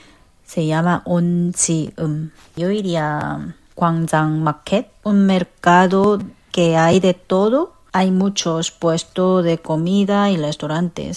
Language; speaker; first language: Spanish; non-native, fluent; Korean